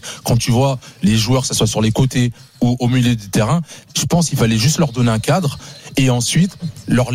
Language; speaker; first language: French; native; French